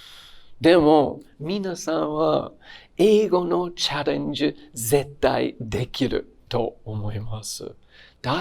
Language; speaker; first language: Japanese; non-native, fluent; English